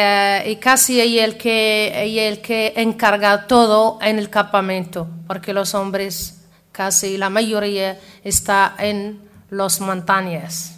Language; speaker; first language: Spanish; non-native, learner; Arabic